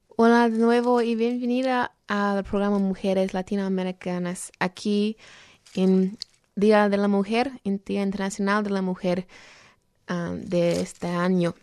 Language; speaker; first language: Spanish; non-native, fluent; English